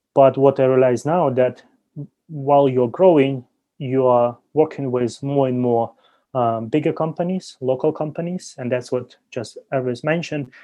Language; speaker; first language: English; non-native, fluent; Ukrainian